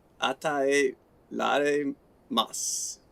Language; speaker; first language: Japanese; non-native, learner; English